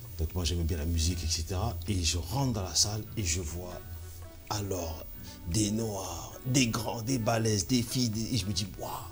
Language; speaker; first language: French; early bilingual, other home language; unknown